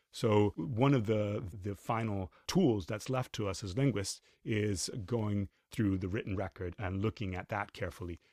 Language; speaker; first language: English; non-native, fluent; Spanish